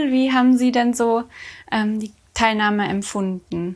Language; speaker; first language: German; native; German